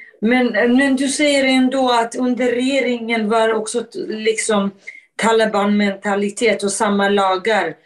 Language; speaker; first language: Swedish; non-native, fluent; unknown